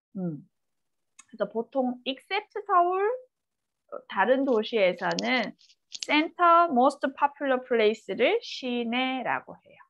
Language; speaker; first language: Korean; native; Korean